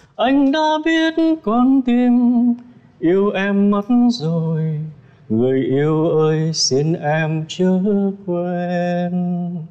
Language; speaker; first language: Vietnamese; native; Vietnamese